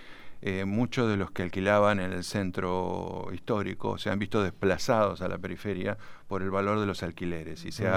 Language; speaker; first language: Spanish; native; Spanish